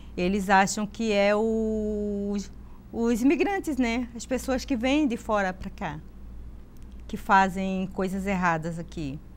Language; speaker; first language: Portuguese; native; Portuguese